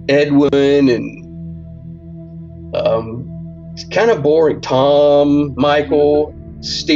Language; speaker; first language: English; native; English